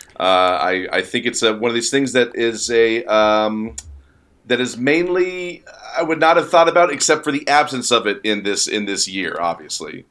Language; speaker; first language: English; native; English